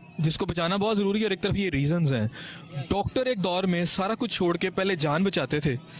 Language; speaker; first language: Urdu; non-native, local second language; Punjabi